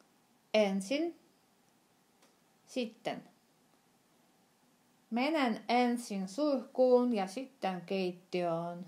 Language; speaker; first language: Finnish; non-native, fluent; Russian